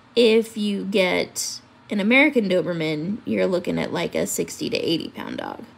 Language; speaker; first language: English; native; English